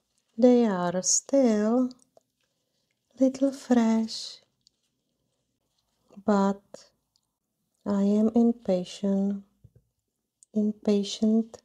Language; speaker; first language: English; non-native, fluent; Czech